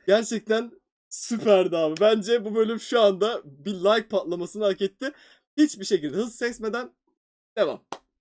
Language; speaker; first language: Turkish; native; Turkish